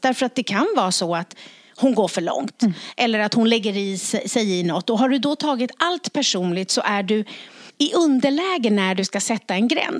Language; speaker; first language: Swedish; native; Swedish